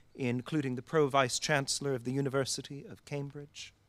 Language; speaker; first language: English; native; English